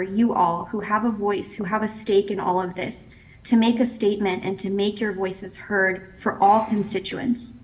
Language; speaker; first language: English; native; English